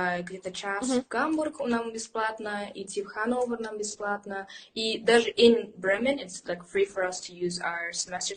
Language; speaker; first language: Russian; early bilingual, heritage; English